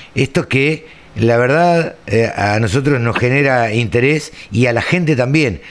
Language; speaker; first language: Spanish; native; Spanish